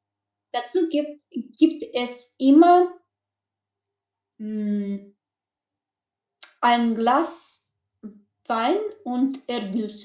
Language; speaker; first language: German; non-native, learner; Macedonian